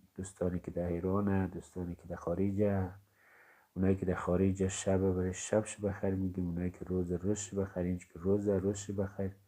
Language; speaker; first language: Persian; native; Persian